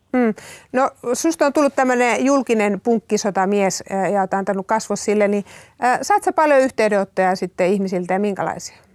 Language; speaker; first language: Finnish; native; Finnish